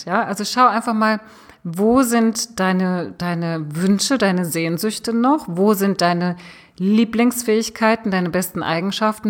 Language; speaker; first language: German; native; German